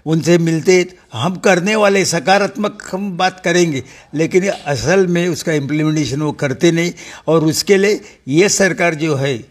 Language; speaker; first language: Hindi; non-native, local second language; Marathi